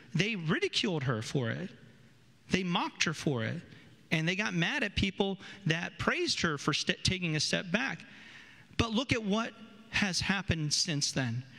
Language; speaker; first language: English; native; English